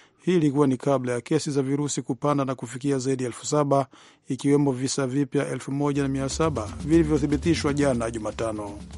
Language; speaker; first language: Swahili; non-native, local second language; Rundi